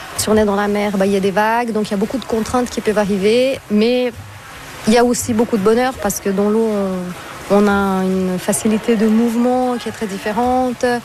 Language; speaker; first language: French; non-native, fluent; Portuguese